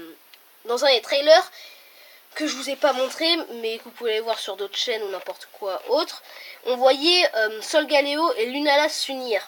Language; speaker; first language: French; native; French